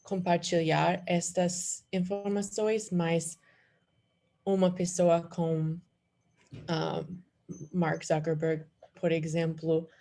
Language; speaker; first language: Portuguese; non-native, learner; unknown